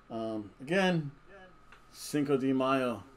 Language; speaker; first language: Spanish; non-native, learner; English